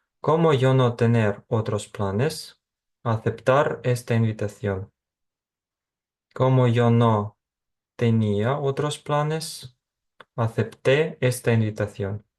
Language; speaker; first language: Spanish; non-native, fluent; Ukrainian